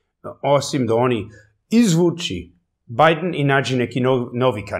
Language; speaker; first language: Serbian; early bilingual, heritage; English